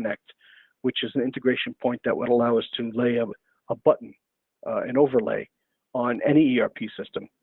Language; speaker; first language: English; native; English